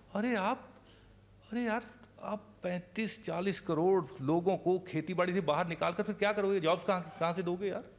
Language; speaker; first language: Hindi; non-native, local second language; Punjabi